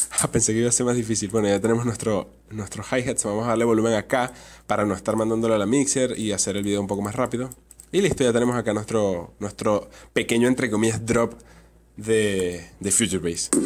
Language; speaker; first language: Spanish; native; Spanish